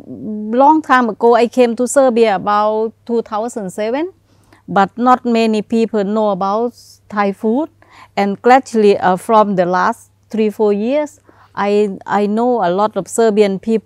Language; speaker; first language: English; non-native, learner; Thai